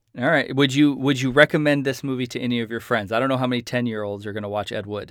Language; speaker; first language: English; native; English